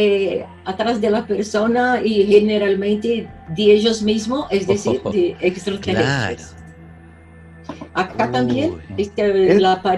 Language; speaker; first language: Spanish; non-native, fluent; Portuguese